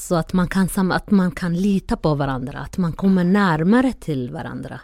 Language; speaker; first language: Swedish; non-native, fluent; Somali